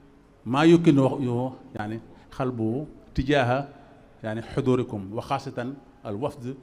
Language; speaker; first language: Arabic; non-native, fluent; Wolof